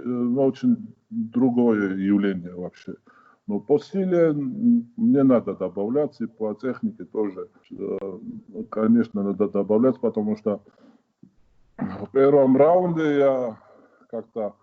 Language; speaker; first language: Russian; non-native, fluent; Georgian